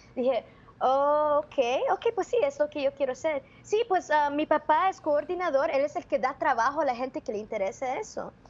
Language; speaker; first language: Spanish; early bilingual, heritage; Spanish